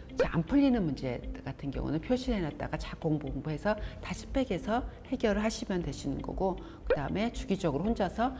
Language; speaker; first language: Korean; native; Korean